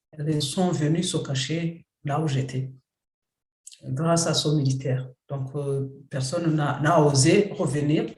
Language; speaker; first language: French; non-native, local second language; Kinyarwanda